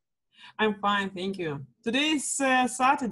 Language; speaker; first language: English; non-native, learner; Russian